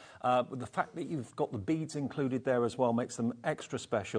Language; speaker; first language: English; native; English